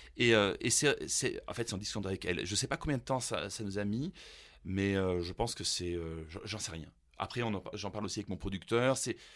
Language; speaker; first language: French; early bilingual, other home language; German